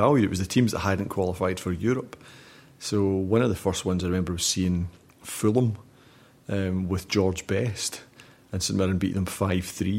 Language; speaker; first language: English; native; English